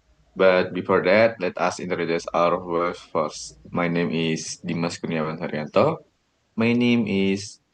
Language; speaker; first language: English; non-native, learner; Indonesian